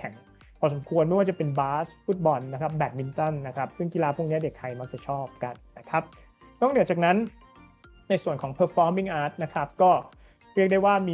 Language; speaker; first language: Thai; native; Thai